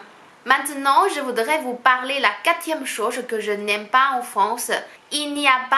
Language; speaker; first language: French; non-native, fluent; Chinese